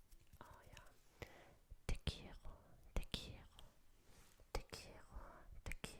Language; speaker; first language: Spanish; non-native, learner; German